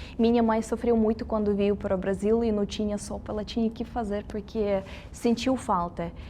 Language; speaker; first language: Portuguese; non-native, fluent; Russian